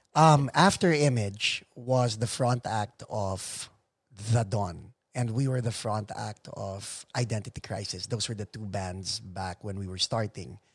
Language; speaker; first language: English; non-native, local second language; Filipino